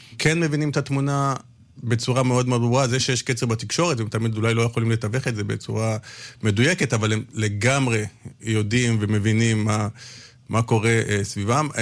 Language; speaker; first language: Hebrew; early bilingual, other home language; Amharic